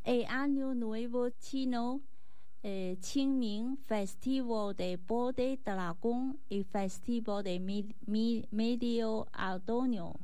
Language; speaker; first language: Spanish; non-native, learner; Chinese